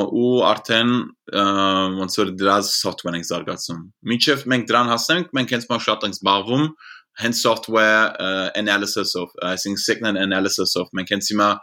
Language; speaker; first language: Armenian; early bilingual, heritage; Armenian